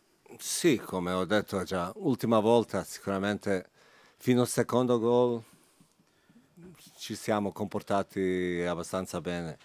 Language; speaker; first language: Italian; non-native, fluent; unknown